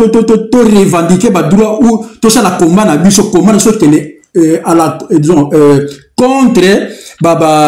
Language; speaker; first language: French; non-native, local second language; Lingala